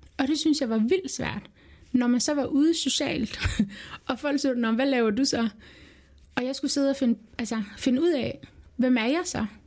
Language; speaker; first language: Danish; early bilingual, other home language; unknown